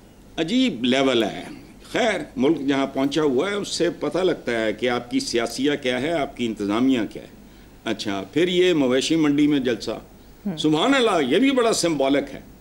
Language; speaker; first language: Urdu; non-native, local second language; Punjabi